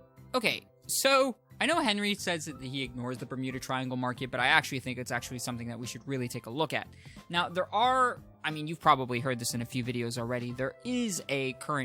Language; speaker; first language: English; native; English